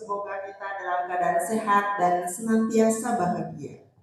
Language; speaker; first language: Indonesian; native; Indonesian